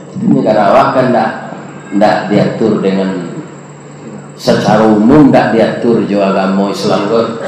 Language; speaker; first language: Malay; non-native, local second language; Minangkabau